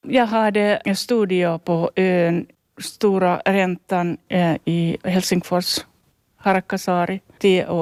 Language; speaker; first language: Swedish; non-native, local second language; Finnish